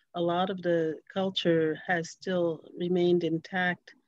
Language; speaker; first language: English; native; English